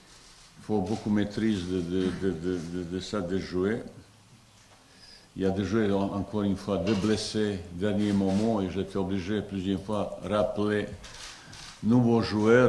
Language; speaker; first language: French; non-native, fluent; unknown